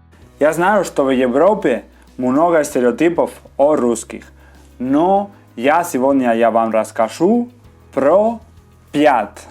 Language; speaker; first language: Russian; non-native, learner; Spanish